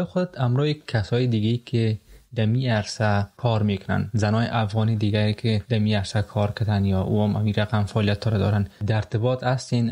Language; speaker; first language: Persian; native; Persian